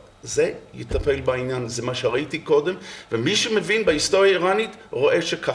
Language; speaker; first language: Hebrew; non-native, fluent; English